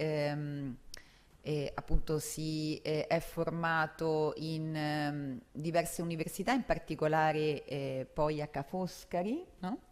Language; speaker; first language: Italian; native; Italian